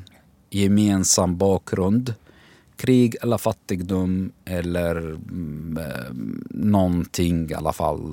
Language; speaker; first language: Swedish; non-native, fluent; Arabic